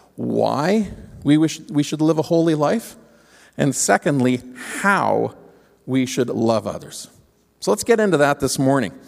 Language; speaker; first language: English; native; English